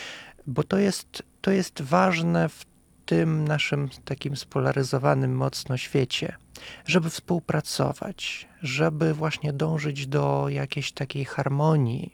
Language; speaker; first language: Polish; non-native, fluent; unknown